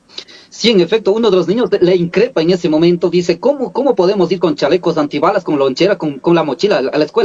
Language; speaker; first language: Spanish; native; Spanish